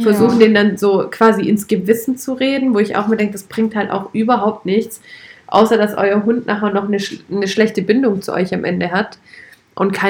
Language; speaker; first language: German; native; German